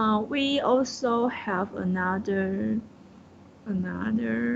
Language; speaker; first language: English; non-native, learner; Chinese